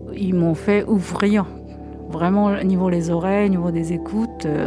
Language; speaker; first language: French; non-native, fluent; Japanese